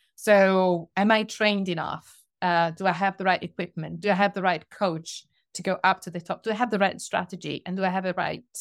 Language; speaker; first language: English; non-native, fluent; Italian